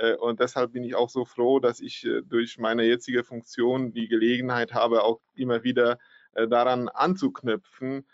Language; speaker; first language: German; non-native, fluent; Polish